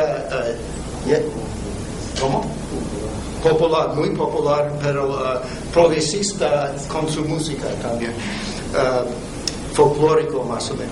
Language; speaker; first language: Spanish; non-native, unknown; English